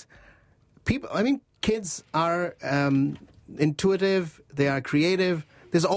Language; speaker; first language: English; non-native, local second language; Urdu